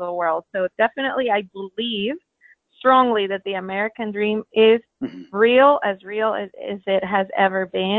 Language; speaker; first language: English; non-native, fluent; Spanish